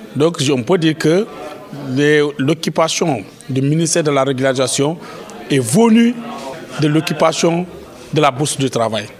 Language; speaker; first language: French; non-native, local second language; Fula